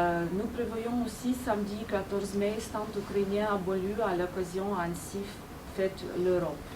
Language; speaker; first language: French; non-native, fluent; Ukrainian